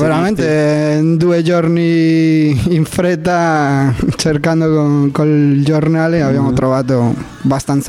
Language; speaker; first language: Italian; non-native, learner; Spanish